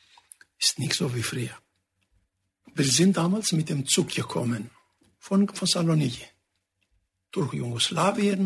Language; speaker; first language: German; non-native, fluent; Greek